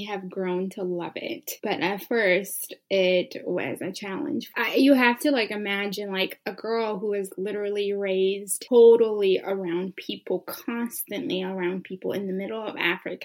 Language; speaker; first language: English; early bilingual, other home language; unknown